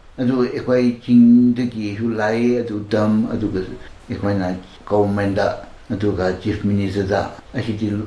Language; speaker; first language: Manipuri; non-native, local second language; Tangkhul Naga (India)